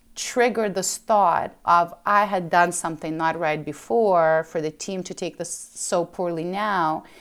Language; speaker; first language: English; early bilingual, other home language; Ukrainian